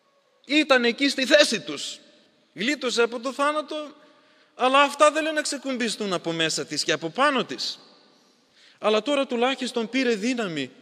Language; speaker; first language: Greek; native; Greek